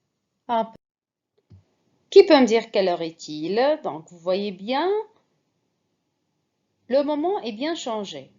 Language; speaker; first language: French; non-native, fluent; Arabic